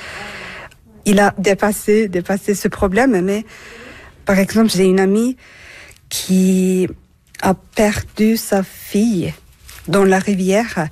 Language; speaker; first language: French; non-native, fluent; Turkish